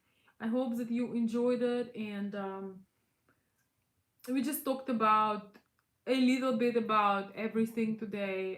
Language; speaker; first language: English; non-native, fluent; Russian